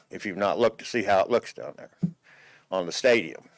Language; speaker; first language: English; native; English